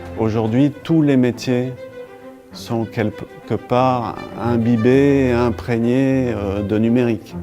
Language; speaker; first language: French; native; French